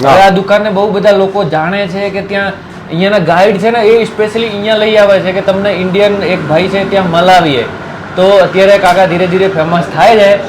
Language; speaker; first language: Gujarati; native; Gujarati